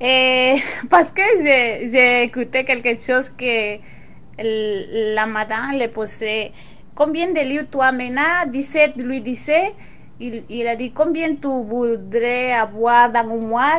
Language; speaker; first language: French; non-native, local second language; Spanish